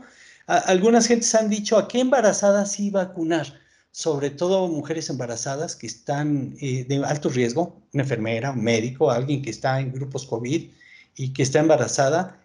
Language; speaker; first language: Spanish; native; Spanish